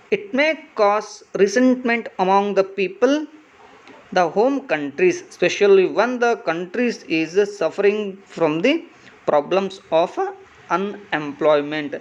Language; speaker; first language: English; non-native, local second language; Kannada